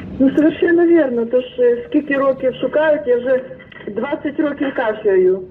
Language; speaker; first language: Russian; non-native, local second language; Ukrainian